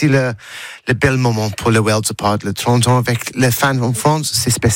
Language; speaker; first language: French; non-native, learner; English